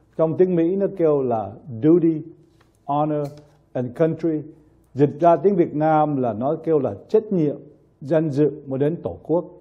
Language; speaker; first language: Vietnamese; early bilingual, heritage; Vietnamese